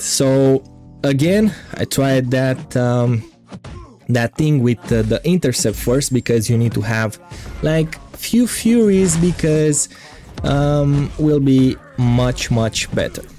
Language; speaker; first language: English; non-native, fluent; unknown